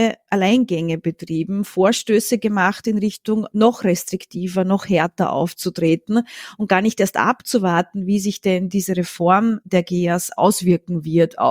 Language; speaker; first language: German; native; German